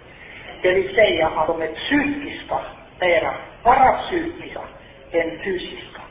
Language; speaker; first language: Swedish; non-native, fluent; Finnish